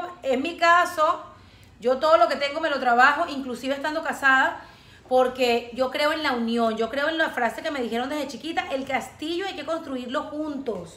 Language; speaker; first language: Spanish; native; Spanish